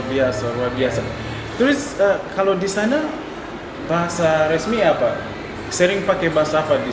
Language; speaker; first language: Indonesian; non-native, fluent; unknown